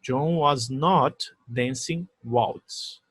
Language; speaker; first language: English; non-native, fluent; Portuguese